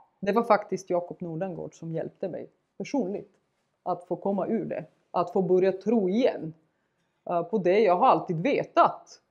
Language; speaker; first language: Swedish; non-native, fluent; Bulgarian